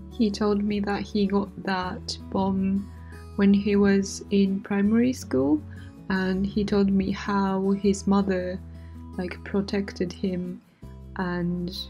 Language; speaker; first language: English; non-native, fluent; Japanese